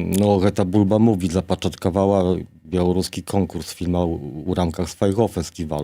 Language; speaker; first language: Polish; non-native, local second language; Belarusian